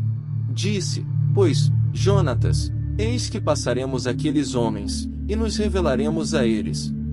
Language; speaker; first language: Portuguese; native; Portuguese